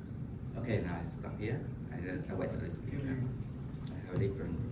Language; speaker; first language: English; non-native, learner; Vietnamese